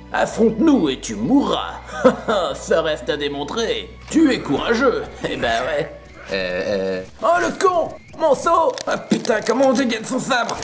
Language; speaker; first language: French; native; French